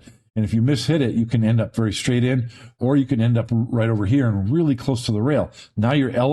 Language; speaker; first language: English; native; English